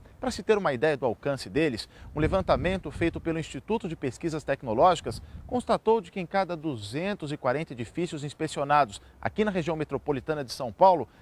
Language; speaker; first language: Portuguese; native; Portuguese